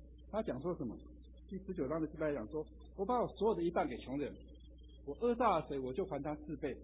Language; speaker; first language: Chinese; native; Chinese